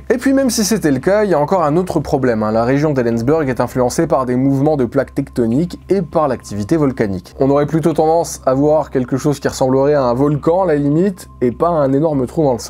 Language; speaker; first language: French; native; French